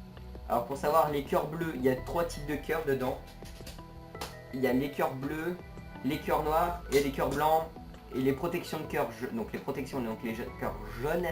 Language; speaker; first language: French; native; French